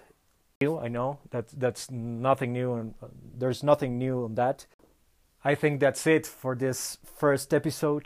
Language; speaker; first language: English; non-native, fluent; Spanish